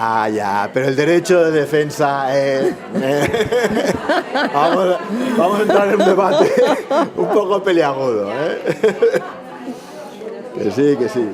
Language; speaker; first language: Spanish; native; Spanish